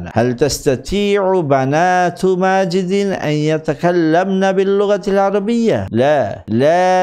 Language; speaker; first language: Arabic; non-native, fluent; Bangla